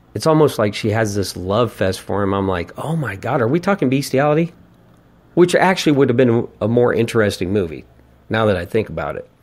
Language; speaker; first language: English; native; English